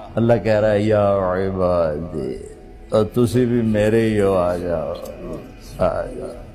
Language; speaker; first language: Urdu; non-native, local second language; Punjabi